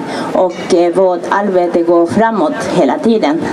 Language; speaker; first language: Swedish; non-native, fluent; Japanese